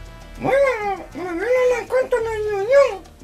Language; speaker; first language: Spanish; early bilingual, heritage; Spanish